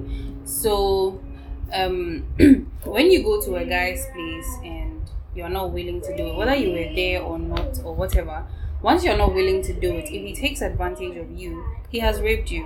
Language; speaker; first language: English; non-native, local second language; Ewe